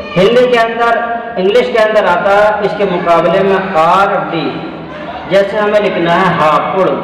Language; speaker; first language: Urdu; native; Urdu